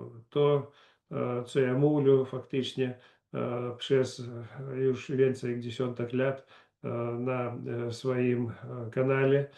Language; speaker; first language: Polish; non-native, learner; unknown